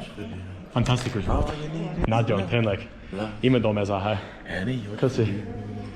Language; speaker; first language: Hungarian; non-native, learner; English